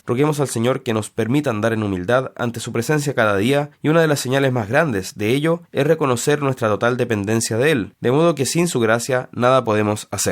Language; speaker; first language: Spanish; native; Spanish